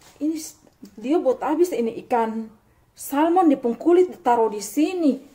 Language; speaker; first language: Indonesian; native; Indonesian